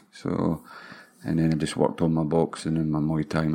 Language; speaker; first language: English; native; English